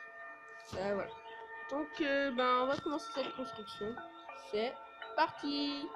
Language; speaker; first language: French; native; French